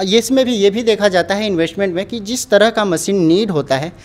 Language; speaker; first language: Hindi; native; Hindi